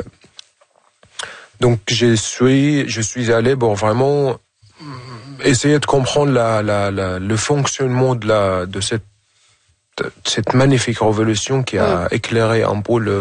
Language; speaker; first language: French; non-native, fluent; Arabic